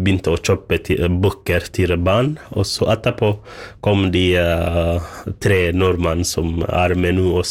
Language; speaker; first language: Norwegian; non-native, learner; Swahili